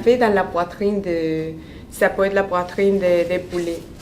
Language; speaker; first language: French; non-native, learner; Spanish